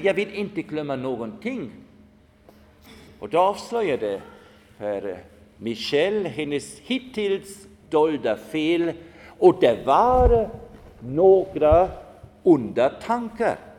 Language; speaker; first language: Swedish; non-native, fluent; German